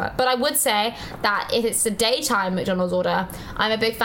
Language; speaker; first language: English; native; English